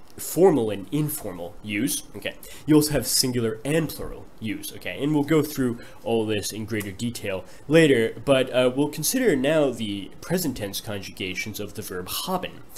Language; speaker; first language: English; native; English